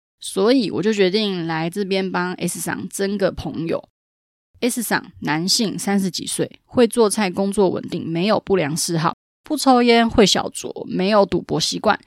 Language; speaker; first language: Chinese; native; Chinese